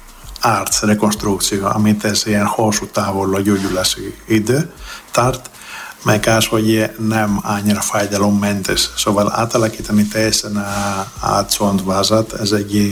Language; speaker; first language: Hungarian; non-native, learner; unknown